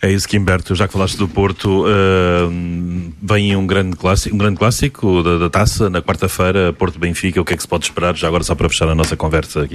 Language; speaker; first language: Portuguese; native; Portuguese